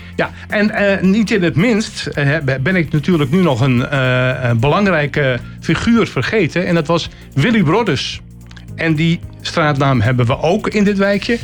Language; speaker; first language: Dutch; native; Dutch